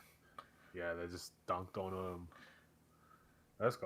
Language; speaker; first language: English; native; English